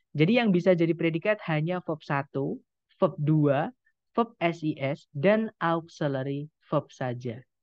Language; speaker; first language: Indonesian; non-native, local second language; Javanese